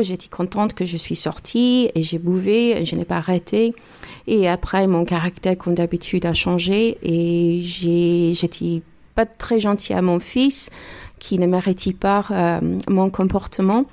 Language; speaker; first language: French; non-native, learner; English